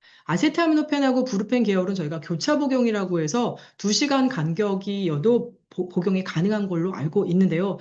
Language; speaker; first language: Korean; native; Korean